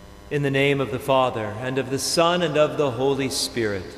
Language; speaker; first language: English; native; English